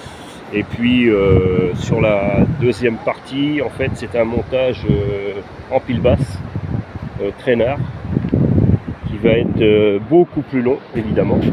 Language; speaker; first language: French; native; French